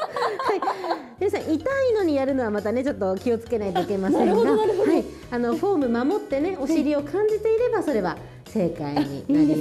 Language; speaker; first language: Japanese; native; Japanese